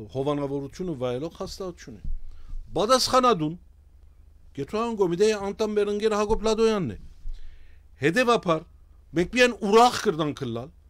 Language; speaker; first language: Armenian; early bilingual, heritage; Armenian